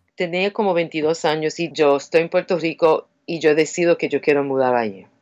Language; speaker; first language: Spanish; non-native, fluent; English